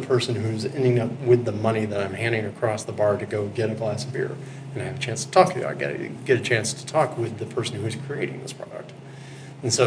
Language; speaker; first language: English; native; English